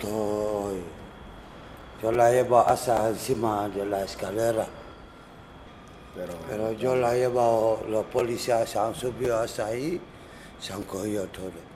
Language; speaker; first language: Spanish; non-native, learner; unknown